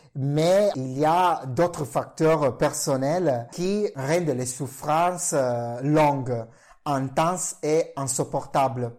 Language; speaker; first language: French; non-native, fluent; Italian